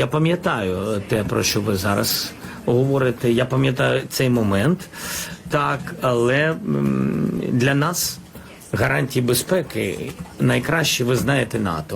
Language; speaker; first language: Ukrainian; non-native, local second language; Russian